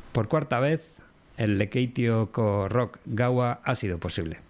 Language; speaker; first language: Spanish; non-native, local second language; Basque